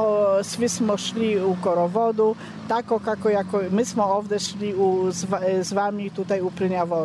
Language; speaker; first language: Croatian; non-native, learner; Polish